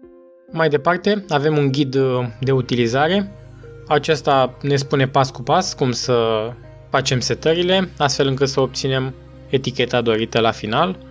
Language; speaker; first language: Romanian; native; Romanian